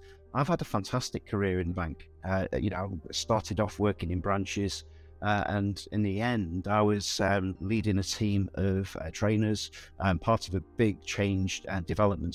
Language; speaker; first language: English; native; English